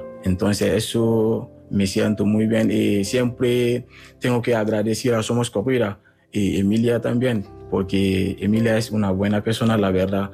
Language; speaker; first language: Spanish; non-native, learner; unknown